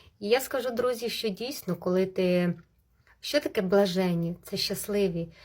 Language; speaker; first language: Ukrainian; non-native, local second language; Russian